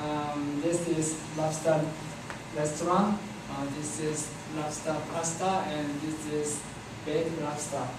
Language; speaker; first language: English; non-native, learner; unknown